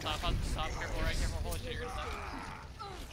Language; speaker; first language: English; native; English